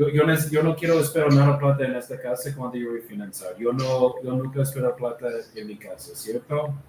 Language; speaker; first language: Spanish; non-native, learner; English